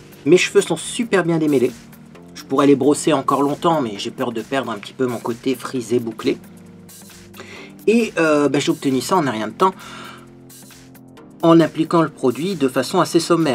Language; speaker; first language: French; native; French